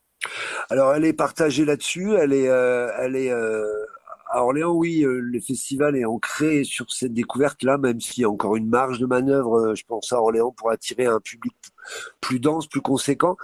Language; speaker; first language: French; native; French